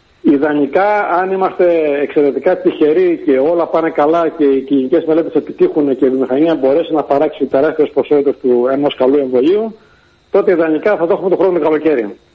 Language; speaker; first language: Greek; native; Greek